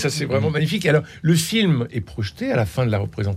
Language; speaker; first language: French; native; French